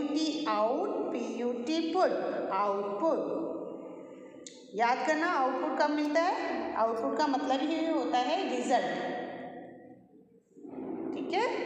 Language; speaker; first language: Hindi; native; Hindi